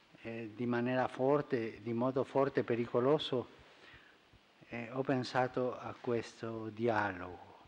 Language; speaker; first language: Italian; non-native, fluent; Spanish